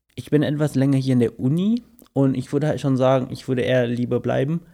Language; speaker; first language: German; non-native, fluent; English